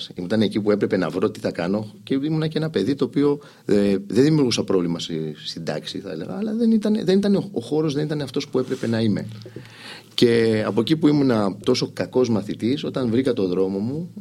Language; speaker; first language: Greek; early bilingual, heritage; Greek